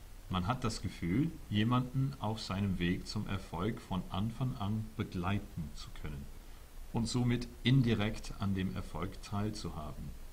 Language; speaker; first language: German; non-native, fluent; English